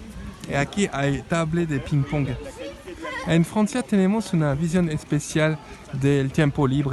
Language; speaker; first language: Spanish; non-native, fluent; French